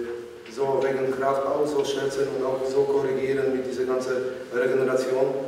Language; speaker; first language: German; non-native, learner; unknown